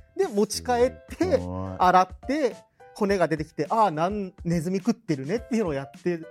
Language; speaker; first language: Japanese; native; Japanese